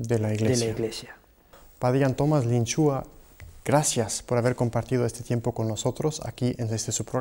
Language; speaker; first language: Spanish; native; Spanish